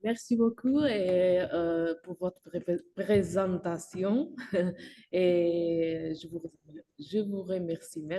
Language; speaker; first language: French; non-native, learner; Spanish